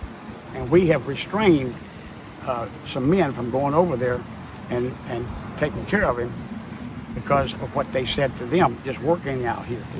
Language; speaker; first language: English; native; English